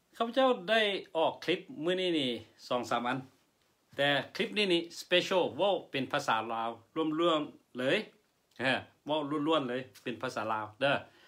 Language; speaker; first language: Lao; non-native, local second language; Hmong